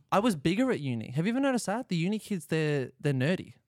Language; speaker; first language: English; native; English